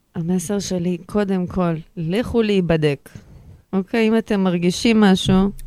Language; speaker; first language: Hebrew; early bilingual, other home language; Russian